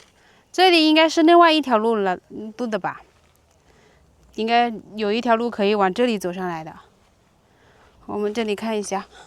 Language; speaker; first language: Chinese; native; Chinese